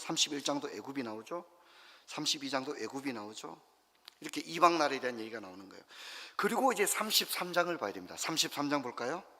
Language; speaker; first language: Korean; native; Korean